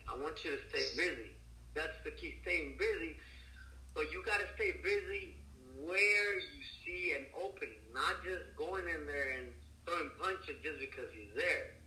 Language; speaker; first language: English; early bilingual, other home language; Spanish